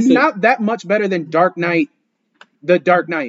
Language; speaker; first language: English; early bilingual, other home language; Spanish